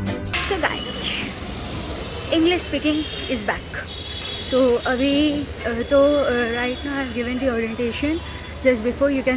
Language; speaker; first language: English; non-native, local second language; Hindi